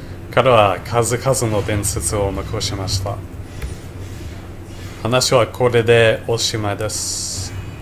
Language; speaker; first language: Japanese; non-native, learner; English